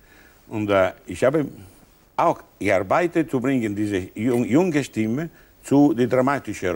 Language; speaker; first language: German; non-native, learner; Italian